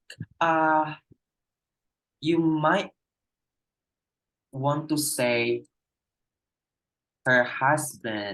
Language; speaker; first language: English; non-native, fluent; Indonesian